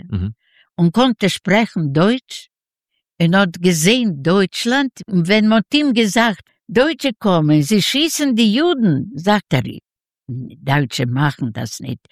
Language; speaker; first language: German; non-native, learner; Yiddish